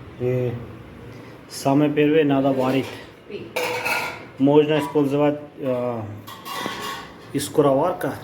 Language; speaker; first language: Russian; non-native, learner; Hindi